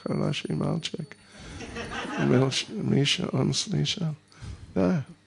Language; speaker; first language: Russian; non-native, learner; English